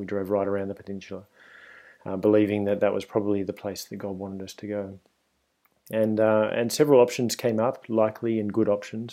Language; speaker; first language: English; native; English